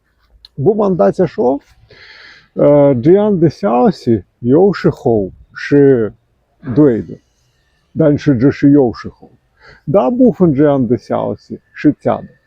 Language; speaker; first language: Chinese; non-native, fluent; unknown